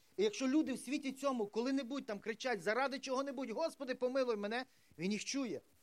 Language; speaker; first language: Ukrainian; native; Ukrainian